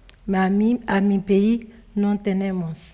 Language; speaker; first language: Spanish; non-native, learner; French